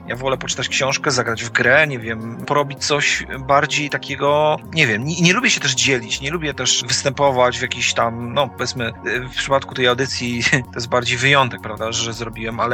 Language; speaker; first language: Polish; native; Polish